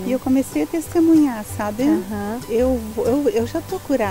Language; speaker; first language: Portuguese; native; Portuguese